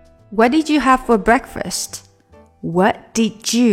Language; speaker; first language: English; non-native, fluent; Chinese